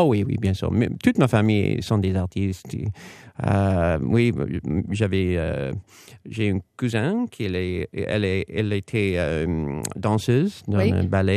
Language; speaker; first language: French; non-native, fluent; English